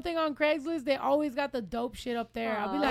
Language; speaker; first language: English; native; English